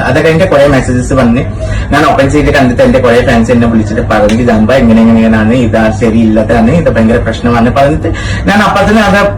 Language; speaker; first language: Malayalam; non-native, fluent; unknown